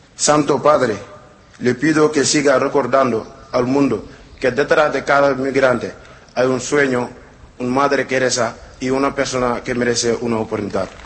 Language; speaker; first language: Spanish; non-native, learner; Wolof